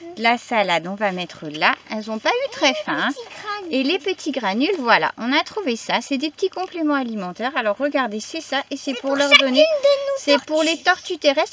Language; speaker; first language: French; native; French